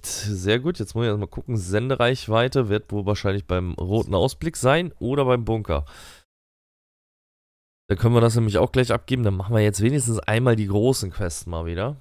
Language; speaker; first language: German; native; German